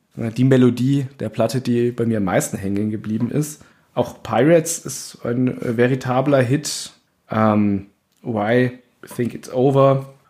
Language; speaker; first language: German; native; German